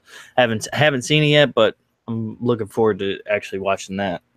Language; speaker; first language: English; native; English